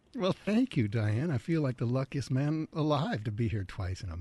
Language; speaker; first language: English; native; English